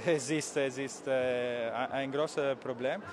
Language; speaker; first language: German; non-native, learner; Italian